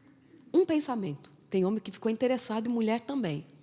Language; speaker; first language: Portuguese; native; Portuguese